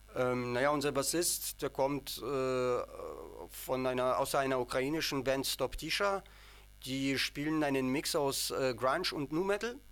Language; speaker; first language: German; non-native, fluent; Ukrainian